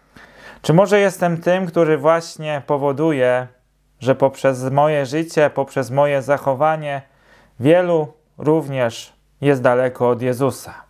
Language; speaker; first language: Polish; native; Polish